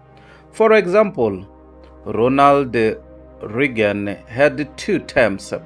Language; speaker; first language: English; non-native, local second language; Tsonga